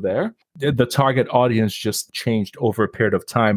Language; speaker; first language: English; non-native, local second language; Yoruba